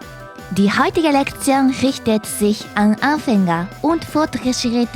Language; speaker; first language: German; non-native, fluent; Japanese